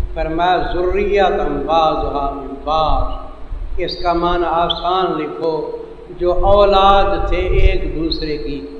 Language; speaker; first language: Urdu; non-native, local second language; Saraiki